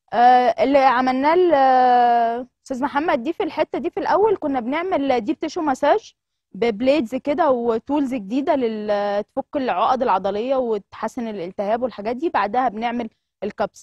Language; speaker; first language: Arabic; native; Arabic